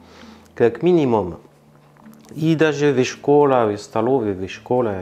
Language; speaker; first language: Russian; non-native, learner; French